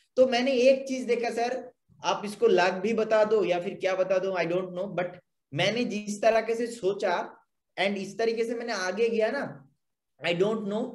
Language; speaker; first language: Hindi; non-native, local second language; Bangla